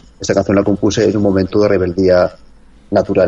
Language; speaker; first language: Spanish; native; Spanish